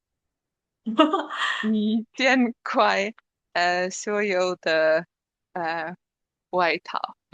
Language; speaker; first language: Chinese; non-native, learner; English